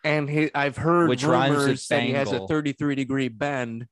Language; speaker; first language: English; native; English